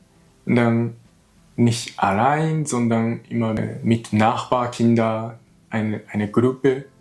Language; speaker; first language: German; non-native, learner; Japanese